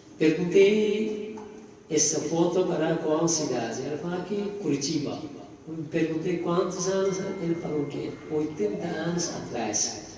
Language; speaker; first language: Portuguese; non-native, fluent; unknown